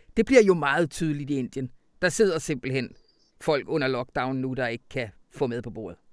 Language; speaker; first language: Danish; native; Danish